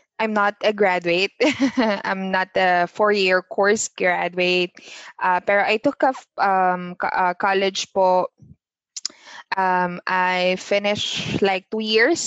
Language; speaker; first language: English; non-native, local second language; Filipino